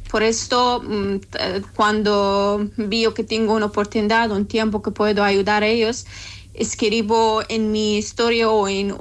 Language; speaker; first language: Spanish; non-native, learner; Persian